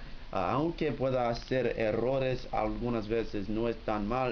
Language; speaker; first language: Spanish; non-native, learner; English